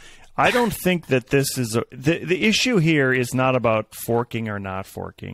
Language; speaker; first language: English; native; English